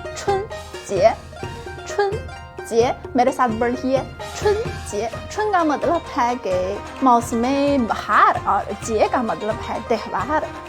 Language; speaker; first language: Urdu; native; Urdu